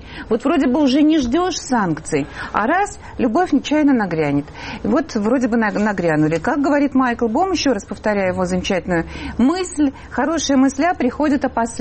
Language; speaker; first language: Russian; native; Russian